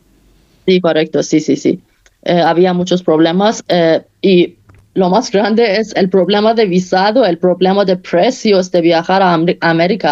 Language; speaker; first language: Spanish; non-native, fluent; Persian